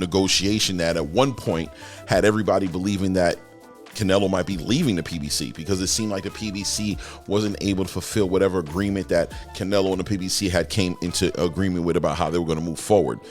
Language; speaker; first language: English; native; English